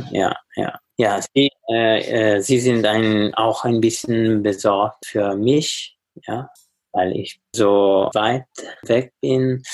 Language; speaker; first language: German; non-native, learner; Italian